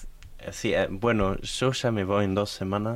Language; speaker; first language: Spanish; non-native, fluent; German